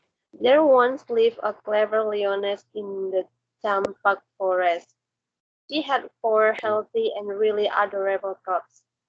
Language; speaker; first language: English; non-native, learner; Indonesian